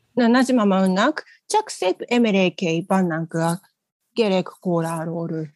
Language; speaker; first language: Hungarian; non-native, learner; Japanese